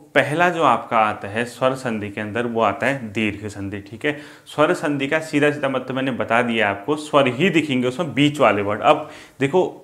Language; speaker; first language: Hindi; native; Hindi